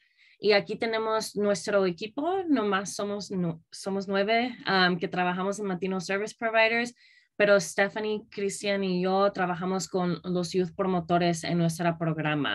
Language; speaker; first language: Spanish; early bilingual, other home language; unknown